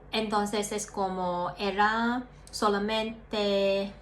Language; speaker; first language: Spanish; non-native, learner; Cantonese